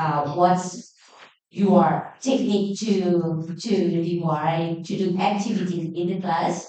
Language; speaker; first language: English; non-native, learner; Thai